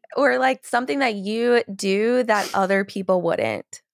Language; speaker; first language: English; native; English